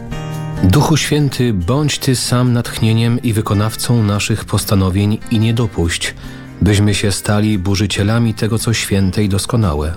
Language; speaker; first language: Polish; native; Polish